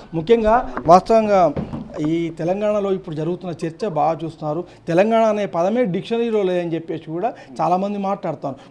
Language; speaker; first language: Telugu; native; Telugu